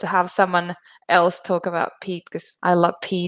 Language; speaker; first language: English; non-native, fluent; Finnish